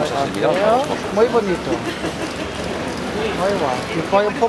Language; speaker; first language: Spanish; non-native, learner; German